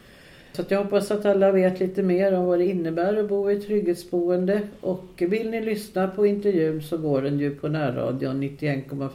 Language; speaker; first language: Swedish; native; Swedish